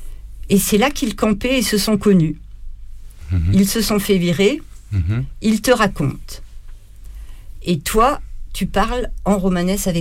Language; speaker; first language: French; native; French